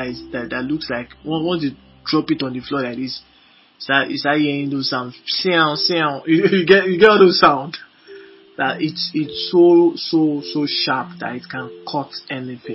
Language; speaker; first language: English; non-native, local second language; Yoruba